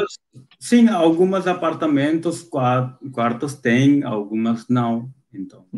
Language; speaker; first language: Portuguese; non-native, local second language; Hindi